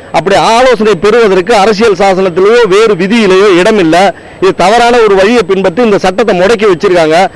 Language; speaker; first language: Tamil; native; Tamil